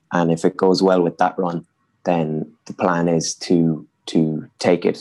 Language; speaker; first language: English; native; English